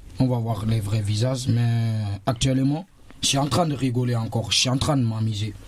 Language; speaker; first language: French; non-native, local second language; Susu